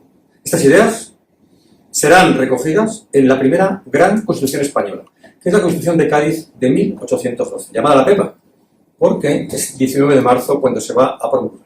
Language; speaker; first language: Spanish; native; Spanish